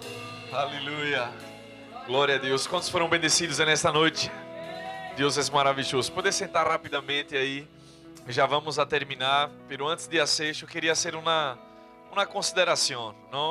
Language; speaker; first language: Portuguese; non-native, learner; Spanish